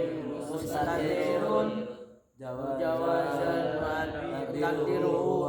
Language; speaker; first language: Arabic; non-native, learner; Indonesian